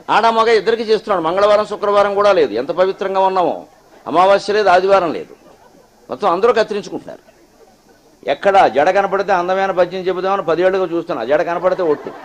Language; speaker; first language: Telugu; native; Telugu